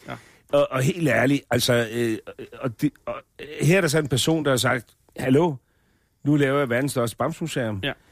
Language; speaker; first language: Danish; native; Danish